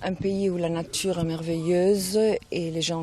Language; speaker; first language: French; non-native, fluent; Italian